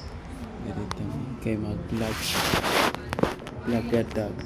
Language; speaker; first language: Filipino; non-native, local second language; Cebuano